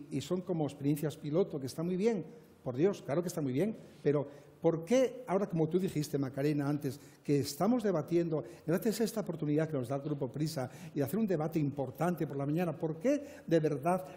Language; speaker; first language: Spanish; native; Spanish